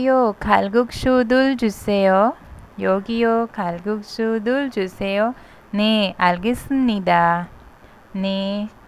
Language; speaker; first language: Korean; non-native, fluent; Hindi